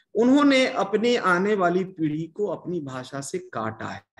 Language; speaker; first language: Hindi; non-native, local second language; Bhojpuri